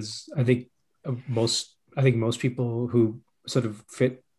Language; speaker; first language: English; non-native, local second language; Sinhala